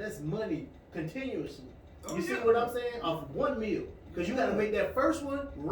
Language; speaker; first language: English; native; English